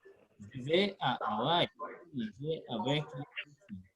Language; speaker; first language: French; non-native, fluent; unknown